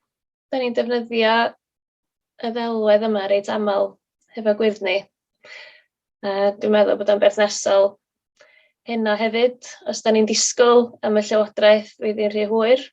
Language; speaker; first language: Welsh; native; Welsh